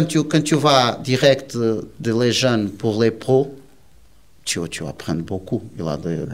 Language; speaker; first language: French; non-native, learner; Portuguese